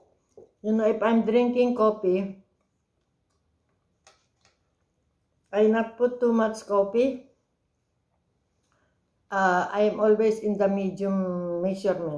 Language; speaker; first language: English; non-native, local second language; Filipino